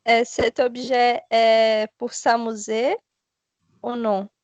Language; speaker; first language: French; non-native, learner; Portuguese